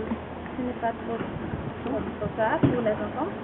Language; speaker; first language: French; non-native, learner; Dutch